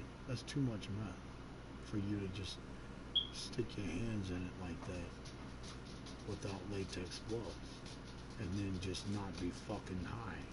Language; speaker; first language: English; native; English